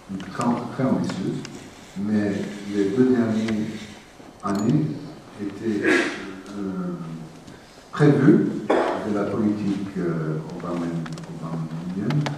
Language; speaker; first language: French; non-native, fluent; English